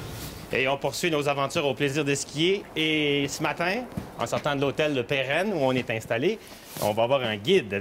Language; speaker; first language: French; native; French